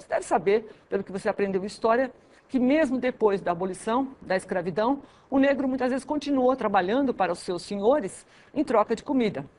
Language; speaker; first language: Portuguese; native; Portuguese